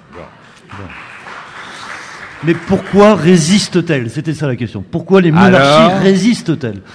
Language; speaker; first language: French; native; French